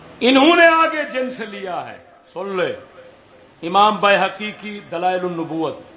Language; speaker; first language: Urdu; native; Urdu